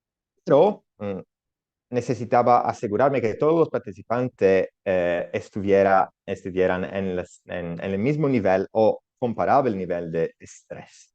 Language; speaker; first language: Spanish; non-native, learner; Italian